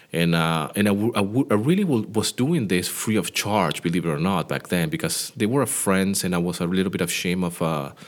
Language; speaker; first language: English; non-native, fluent; Greek